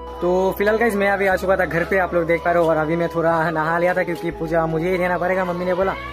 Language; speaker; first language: Hindi; non-native, local second language; Bangla